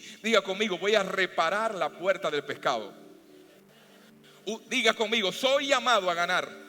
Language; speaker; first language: Spanish; native; Spanish